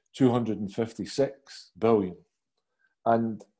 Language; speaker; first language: English; native; English